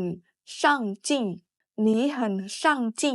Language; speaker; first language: Chinese; non-native, fluent; Khmer